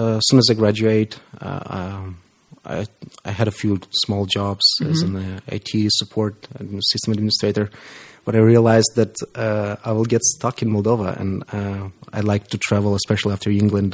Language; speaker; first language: English; non-native, fluent; Romanian